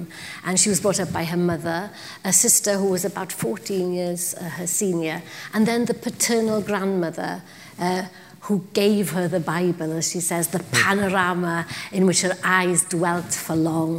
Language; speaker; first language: English; non-native, local second language; Welsh